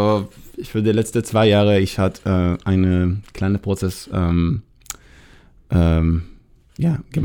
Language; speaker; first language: German; non-native, learner; Hebrew